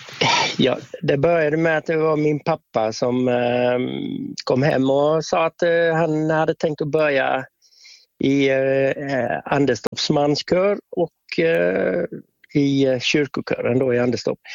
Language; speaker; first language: Swedish; native; Swedish